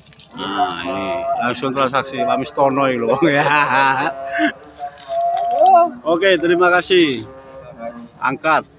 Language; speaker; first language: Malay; non-native, local second language; Javanese